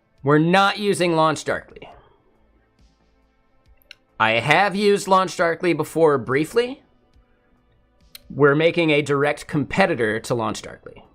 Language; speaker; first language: English; native; English